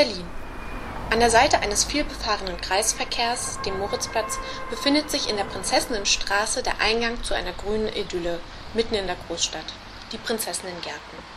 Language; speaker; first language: German; native; German